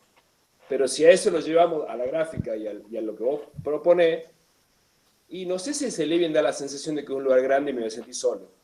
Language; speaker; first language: Spanish; native; Spanish